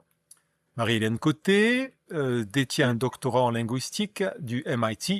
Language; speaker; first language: French; native; French